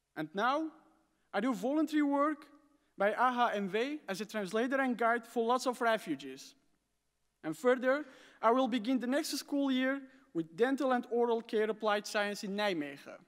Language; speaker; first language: English; non-native, fluent; Arabic